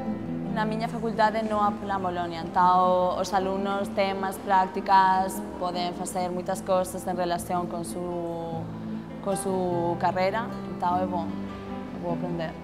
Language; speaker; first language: Portuguese; non-native, learner; Spanish